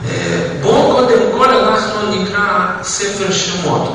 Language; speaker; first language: Hebrew; non-native, fluent; Russian